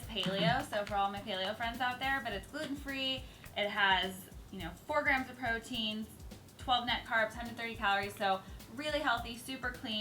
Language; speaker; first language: English; native; English